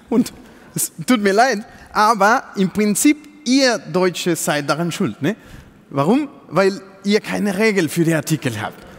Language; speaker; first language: German; non-native, fluent; Spanish